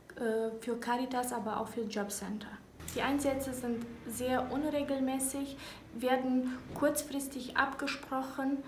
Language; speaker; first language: German; early bilingual, other home language; Romanian